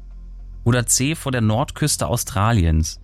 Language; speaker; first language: German; native; German